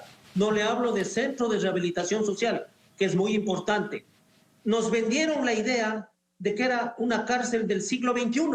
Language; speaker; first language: Spanish; native; Spanish